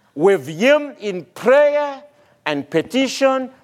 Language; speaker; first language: English; non-native, fluent; Malagasy